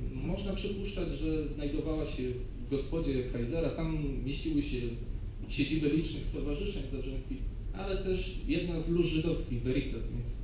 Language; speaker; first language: Polish; native; Polish